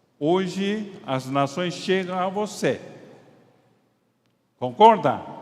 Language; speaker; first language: Portuguese; non-native, fluent; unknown